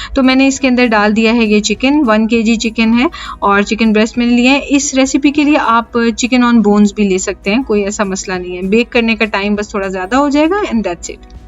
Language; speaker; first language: Urdu; native; Urdu